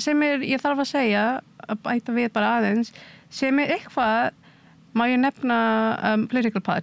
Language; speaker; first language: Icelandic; non-native, learner; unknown